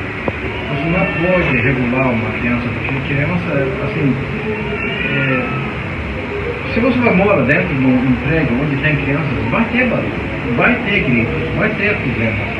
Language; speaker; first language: Portuguese; non-native, fluent; Danish